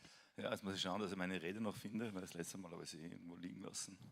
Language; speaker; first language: German; native; German